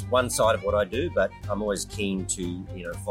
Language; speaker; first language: English; native; English